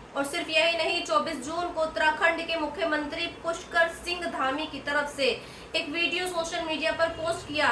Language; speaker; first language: Hindi; native; Hindi